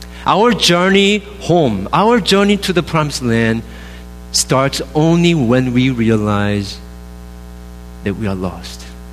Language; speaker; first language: English; non-native, fluent; Korean